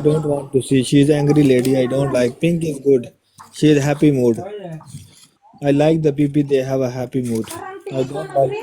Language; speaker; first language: English; non-native, learner; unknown